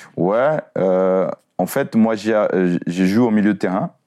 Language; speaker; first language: French; non-native, fluent; Portuguese